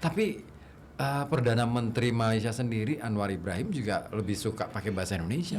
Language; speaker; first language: Indonesian; native; Indonesian